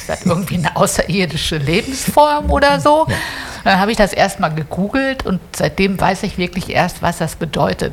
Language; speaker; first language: German; native; German